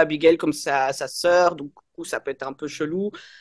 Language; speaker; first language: French; native; French